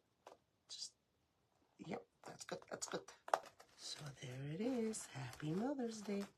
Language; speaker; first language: English; native; English